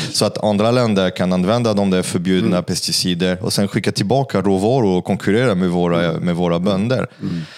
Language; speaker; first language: Swedish; non-native, fluent; French